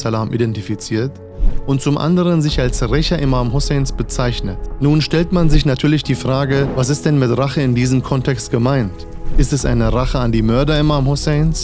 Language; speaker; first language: German; native; German